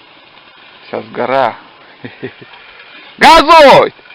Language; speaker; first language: Russian; native; Russian